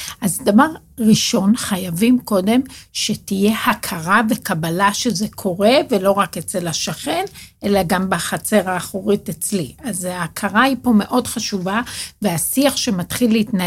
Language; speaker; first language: Hebrew; native; Hebrew